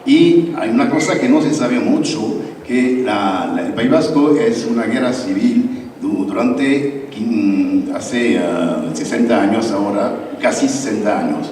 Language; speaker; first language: Spanish; non-native, learner; French